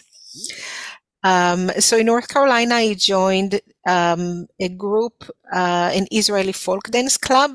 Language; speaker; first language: English; non-native, fluent; Hebrew